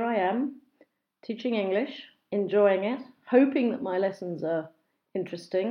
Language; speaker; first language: English; native; English